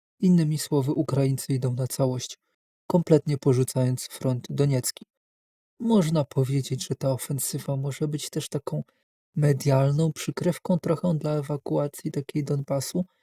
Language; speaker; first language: Polish; native; Polish